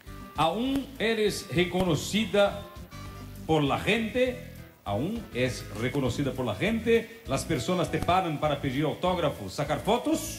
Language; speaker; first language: Spanish; non-native, learner; Portuguese